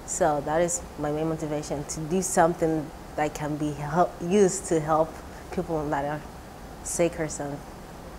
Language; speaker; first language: English; non-native, local second language; Igbo